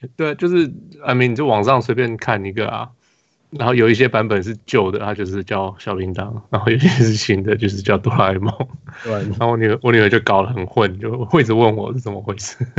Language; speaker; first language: Chinese; early bilingual, heritage; Chinese